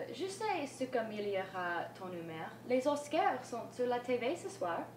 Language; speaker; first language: French; non-native, learner; English